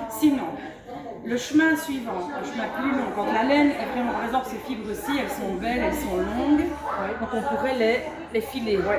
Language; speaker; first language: French; native; French